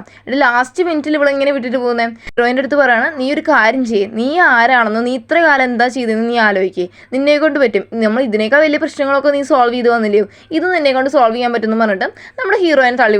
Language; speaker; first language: Malayalam; native; Malayalam